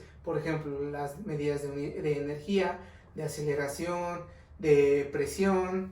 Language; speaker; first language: Spanish; native; Spanish